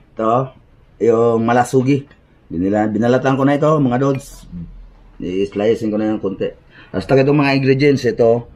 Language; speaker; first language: Filipino; non-native, local second language; Cebuano